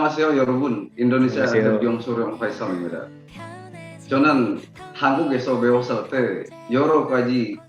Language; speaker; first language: Korean; non-native, learner; Indonesian